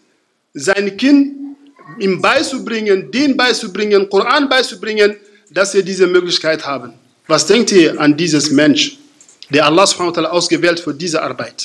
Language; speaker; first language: German; non-native, fluent; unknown